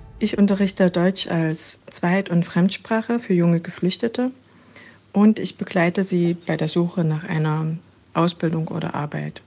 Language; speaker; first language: German; native; German